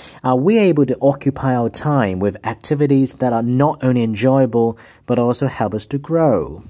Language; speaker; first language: English; non-native, local second language; Cantonese